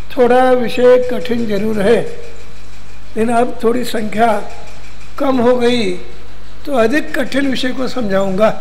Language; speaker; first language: Hindi; non-native, local second language; Kannada